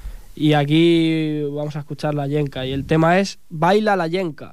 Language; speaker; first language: Spanish; native; Spanish